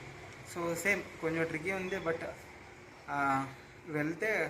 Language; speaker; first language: Telugu; non-native, local second language; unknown